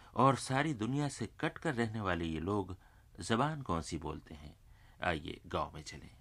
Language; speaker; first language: Urdu; native; Urdu